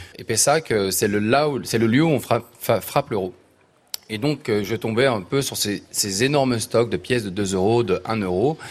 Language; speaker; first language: French; native; French